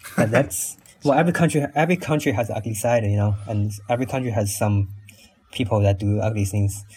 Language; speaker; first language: English; non-native, fluent; Chinese